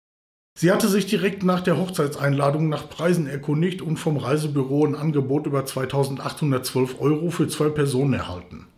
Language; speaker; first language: German; native; German